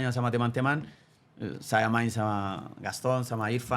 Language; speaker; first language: Indonesian; non-native, fluent; Spanish